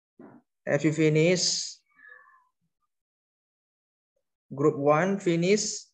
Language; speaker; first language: English; non-native, learner; Indonesian